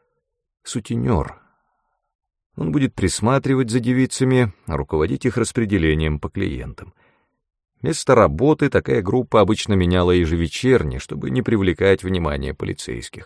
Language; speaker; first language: Russian; native; Russian